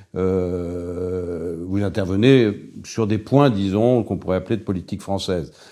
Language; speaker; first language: French; native; French